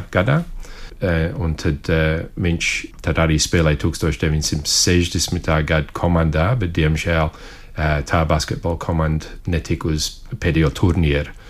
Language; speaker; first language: Latvian; early bilingual, heritage; Latvian